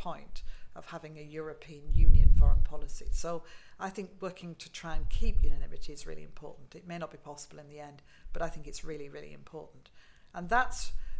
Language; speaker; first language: English; native; English